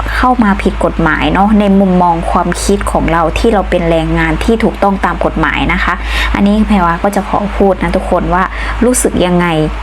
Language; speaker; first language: Thai; native; Thai